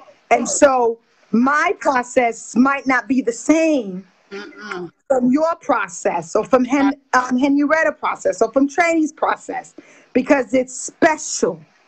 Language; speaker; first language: English; early bilingual, other home language; French